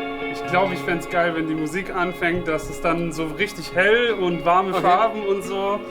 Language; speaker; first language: German; native; German